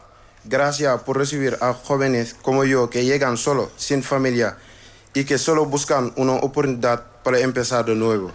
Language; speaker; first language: Spanish; non-native, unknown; Wolof